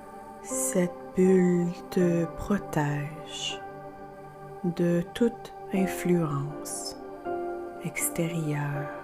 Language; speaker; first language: French; native; French